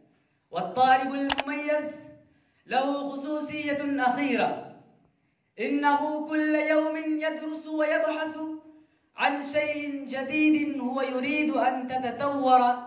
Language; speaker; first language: Arabic; non-native, learner; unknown